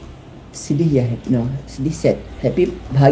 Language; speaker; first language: Indonesian; non-native, learner; Turkish